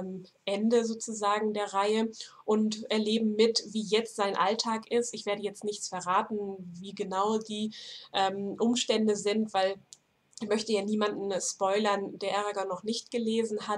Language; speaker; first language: German; native; German